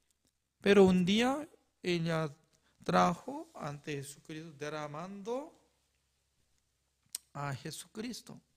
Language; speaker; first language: Spanish; non-native, fluent; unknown